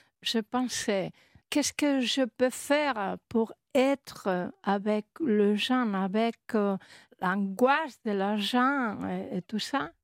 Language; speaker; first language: French; non-native, learner; Spanish